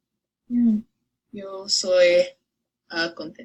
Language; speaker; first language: Spanish; non-native, learner; English